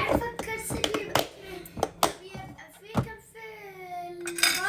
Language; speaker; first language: Arabic; native; Arabic